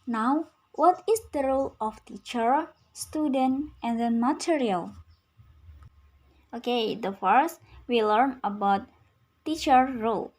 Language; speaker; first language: English; non-native, learner; Indonesian